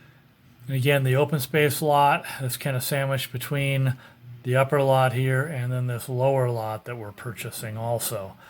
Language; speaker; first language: English; native; English